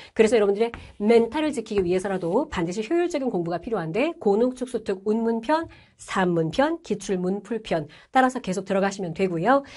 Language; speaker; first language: Korean; native; Korean